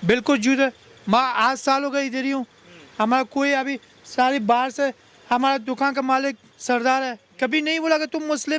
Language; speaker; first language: Hindi; non-native, learner; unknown